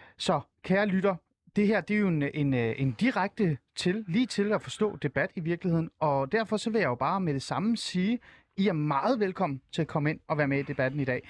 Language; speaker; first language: Danish; early bilingual, other home language; Persian